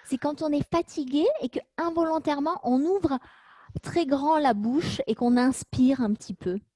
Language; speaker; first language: French; native; French